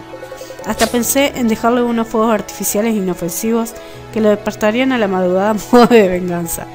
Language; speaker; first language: Spanish; native; Spanish